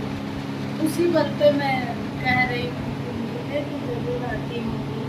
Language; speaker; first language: Hindi; native; Hindi